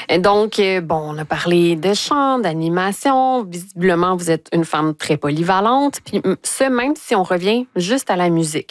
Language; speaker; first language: French; native; French